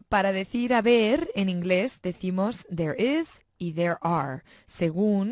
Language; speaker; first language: Spanish; native; Spanish